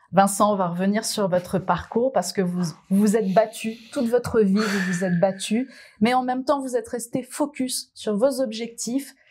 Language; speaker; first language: French; native; French